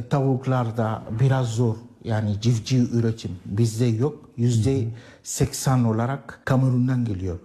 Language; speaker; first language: Turkish; non-native, learner; Arabic